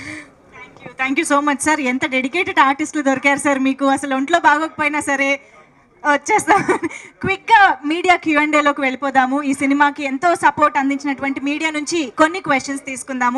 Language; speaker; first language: Telugu; native; Telugu